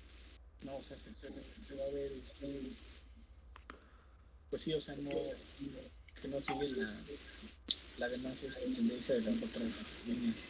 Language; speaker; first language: Spanish; native; Spanish